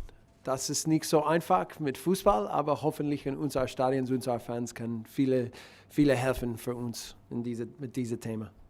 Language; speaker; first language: German; non-native, learner; English